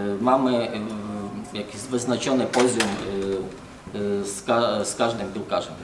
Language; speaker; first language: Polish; non-native, learner; Ukrainian